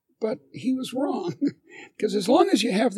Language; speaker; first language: English; native; English